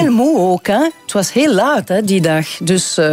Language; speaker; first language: Dutch; non-native, local second language; French